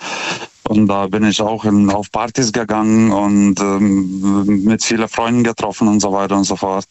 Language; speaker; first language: German; native; German